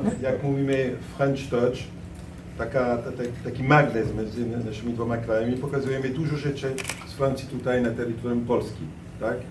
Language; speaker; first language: Polish; non-native, fluent; French